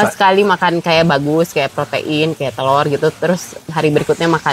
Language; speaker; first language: Indonesian; native; Indonesian